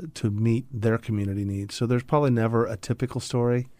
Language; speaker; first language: English; native; English